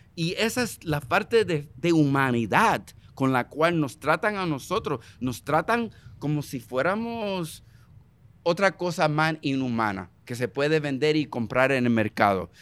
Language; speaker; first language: Spanish; early bilingual, heritage; Spanish